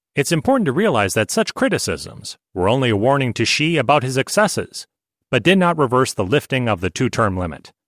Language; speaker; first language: English; non-native, fluent; Hungarian